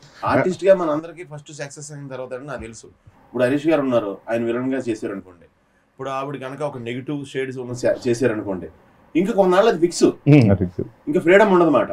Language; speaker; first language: Telugu; native; Telugu